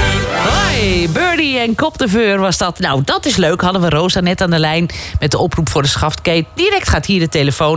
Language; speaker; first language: Dutch; native; Dutch